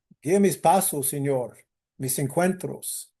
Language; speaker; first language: Spanish; non-native, fluent; English